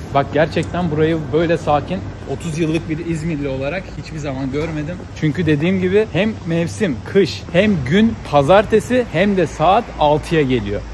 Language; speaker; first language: Turkish; native; Turkish